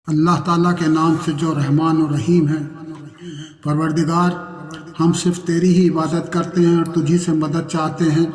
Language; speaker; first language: Urdu; native; Urdu